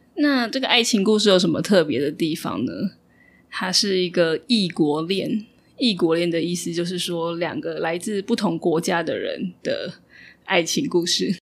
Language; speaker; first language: Chinese; native; Chinese